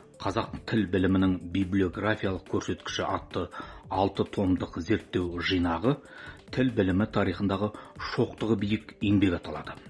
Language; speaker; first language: Kazakh; native; Kazakh